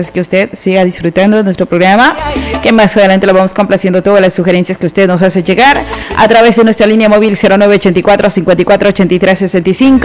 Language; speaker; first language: Spanish; native; Spanish